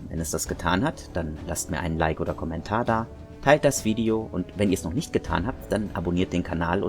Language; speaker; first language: German; native; German